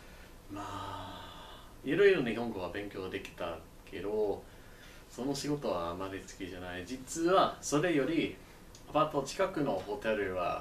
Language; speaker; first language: Japanese; non-native, learner; English